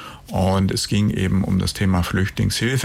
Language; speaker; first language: German; native; German